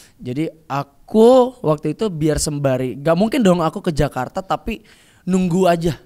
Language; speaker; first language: Indonesian; native; Indonesian